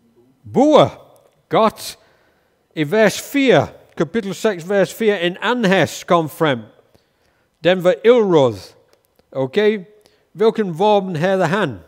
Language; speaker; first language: Danish; non-native, fluent; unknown